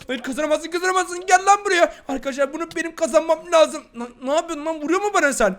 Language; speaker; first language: Turkish; native; Turkish